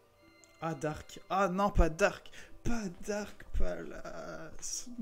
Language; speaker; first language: French; native; French